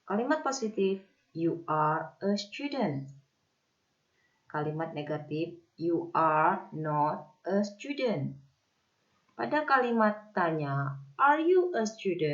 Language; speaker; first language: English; non-native, fluent; Indonesian